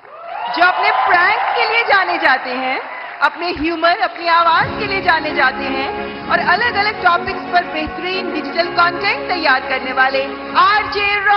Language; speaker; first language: Hindi; native; Hindi